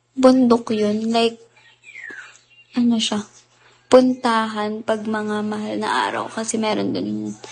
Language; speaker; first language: Filipino; native; Filipino